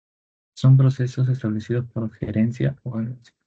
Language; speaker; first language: Spanish; native; Spanish